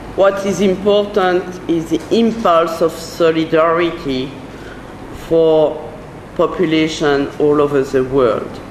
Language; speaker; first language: English; non-native, fluent; French